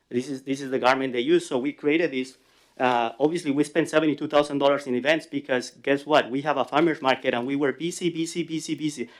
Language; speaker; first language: English; non-native, fluent; Spanish